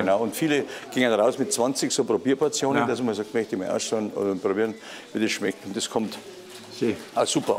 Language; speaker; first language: German; native; German